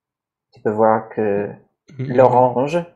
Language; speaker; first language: French; non-native, learner; English